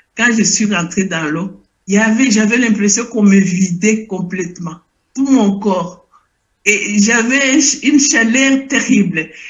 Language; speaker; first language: French; non-native, local second language; Lingala